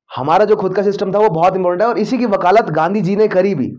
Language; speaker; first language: Hindi; native; Hindi